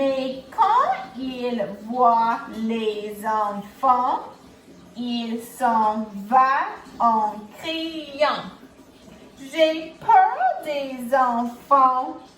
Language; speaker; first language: French; non-native, local second language; English